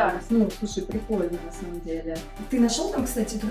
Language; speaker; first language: Russian; native; Russian